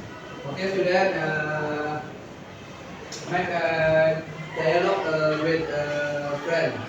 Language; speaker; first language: English; non-native, learner; Indonesian